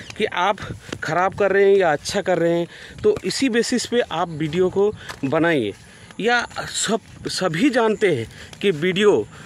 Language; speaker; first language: Hindi; non-native, local second language; Bangla